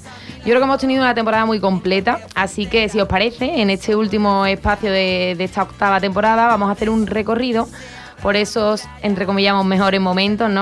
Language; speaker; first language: Spanish; native; Spanish